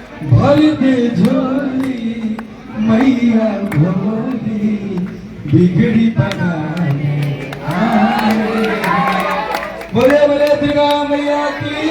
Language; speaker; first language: Hindi; non-native, local second language; Magahi